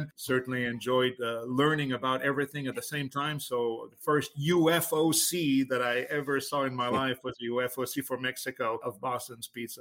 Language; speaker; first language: English; non-native, fluent; French